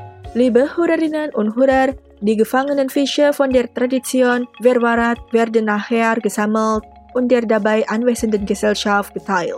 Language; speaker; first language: German; non-native, fluent; Indonesian